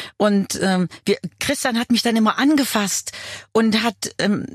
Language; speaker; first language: German; native; German